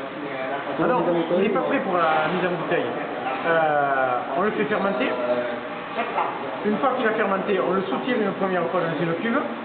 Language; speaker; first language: French; native; French